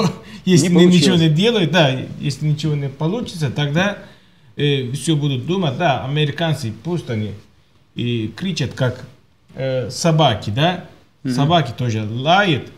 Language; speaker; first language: Russian; non-native, fluent; Turkish